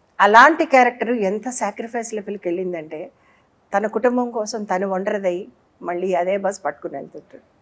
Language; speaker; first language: Telugu; native; Telugu